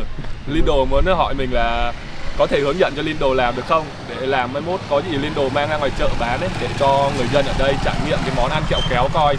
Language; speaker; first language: Vietnamese; native; Vietnamese